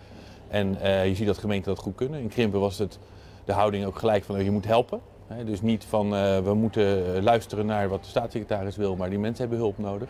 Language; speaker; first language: Dutch; native; Dutch